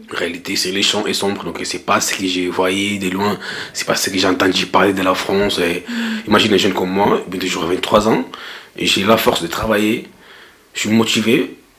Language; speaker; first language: French; non-native, local second language; Lingala